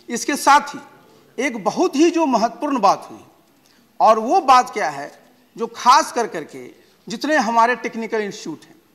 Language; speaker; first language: Hindi; native; Hindi